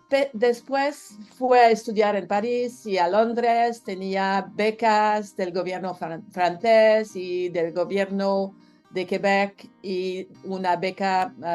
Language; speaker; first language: Spanish; non-native, learner; French